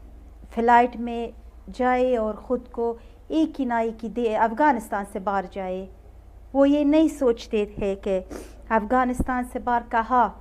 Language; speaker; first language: Hindi; non-native, learner; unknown